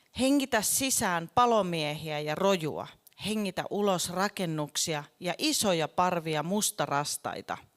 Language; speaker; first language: Finnish; native; Finnish